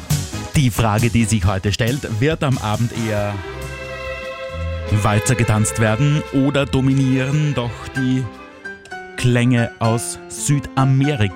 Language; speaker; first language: German; native; German